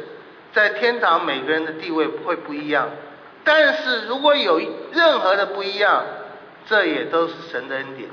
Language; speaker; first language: Chinese; native; Chinese